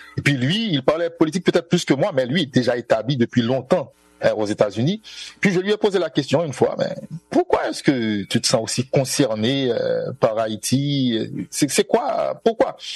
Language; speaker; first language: French; non-native, local second language; Haitian Creole